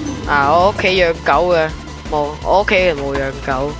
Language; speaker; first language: Chinese; native; Chinese